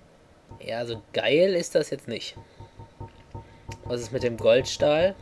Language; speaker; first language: German; native; German